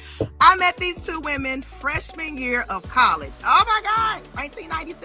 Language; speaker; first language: English; native; English